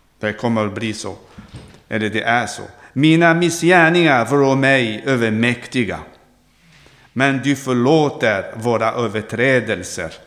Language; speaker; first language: Swedish; non-native, fluent; Arabic